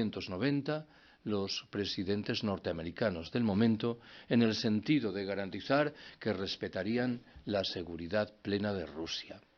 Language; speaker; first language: Spanish; native; Spanish